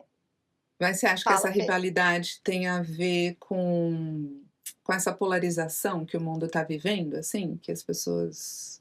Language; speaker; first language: Portuguese; native; Portuguese